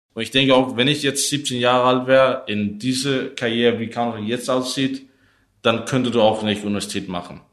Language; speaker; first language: German; non-native, learner; Danish